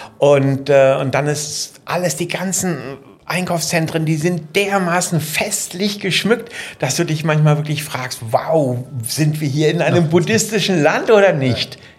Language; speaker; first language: German; native; German